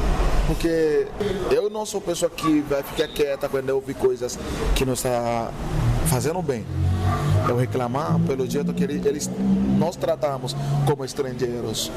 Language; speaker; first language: Portuguese; non-native, learner; Igbo